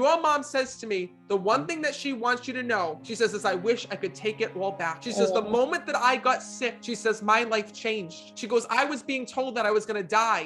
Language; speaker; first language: English; native; English